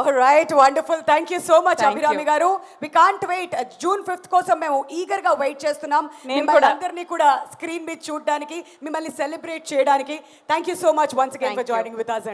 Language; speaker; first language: Telugu; native; Telugu